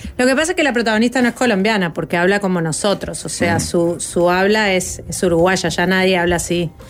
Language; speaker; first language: Spanish; native; Spanish